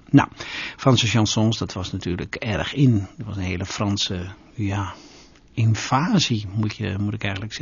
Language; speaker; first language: Dutch; native; Dutch